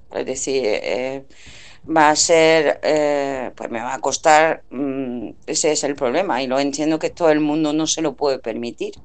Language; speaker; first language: Spanish; non-native, fluent; French